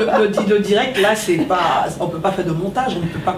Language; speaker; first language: French; native; French